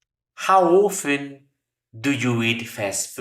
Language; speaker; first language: English; non-native, fluent; Spanish